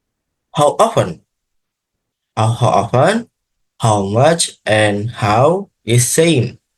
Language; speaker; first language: English; non-native, learner; Indonesian